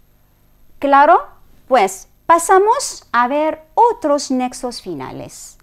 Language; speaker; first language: Spanish; non-native, fluent; Arabic